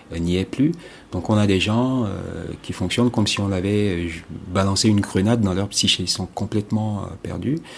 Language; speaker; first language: French; non-native, local second language; Ewe